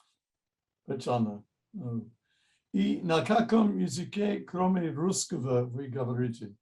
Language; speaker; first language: Russian; non-native, fluent; English